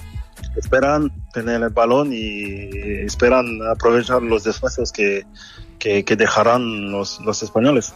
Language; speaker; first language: Spanish; non-native, fluent; French